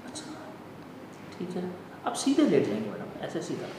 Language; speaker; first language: Hindi; native; Hindi